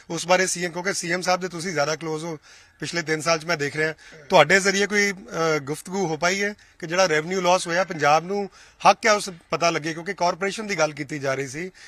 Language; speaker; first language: Punjabi; native; Punjabi